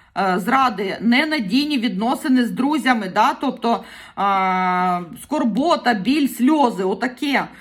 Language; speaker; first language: Ukrainian; non-native, local second language; Russian